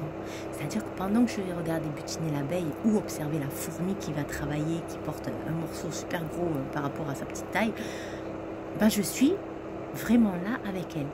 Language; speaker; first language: French; native; French